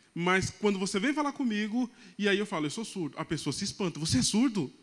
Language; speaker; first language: Portuguese; non-native, local second language; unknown